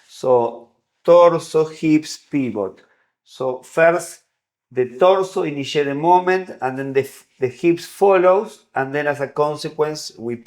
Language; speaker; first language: English; non-native, fluent; Spanish